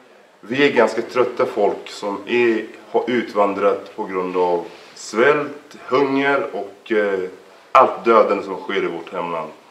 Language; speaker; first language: Swedish; early bilingual, other home language; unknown